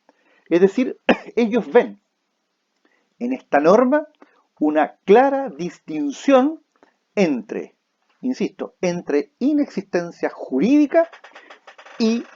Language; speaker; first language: Spanish; native; Spanish